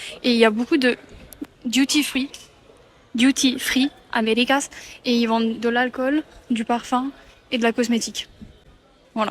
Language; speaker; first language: French; native; French